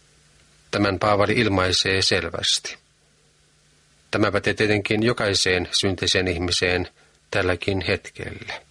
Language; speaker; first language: Finnish; native; Finnish